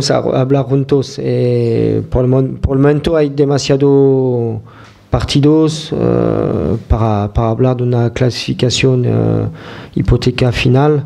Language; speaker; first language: Spanish; non-native, fluent; French